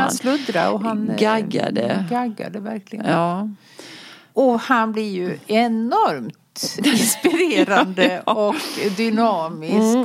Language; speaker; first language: Swedish; native; Swedish